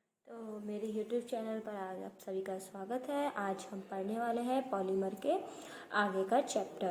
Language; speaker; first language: Hindi; native; Hindi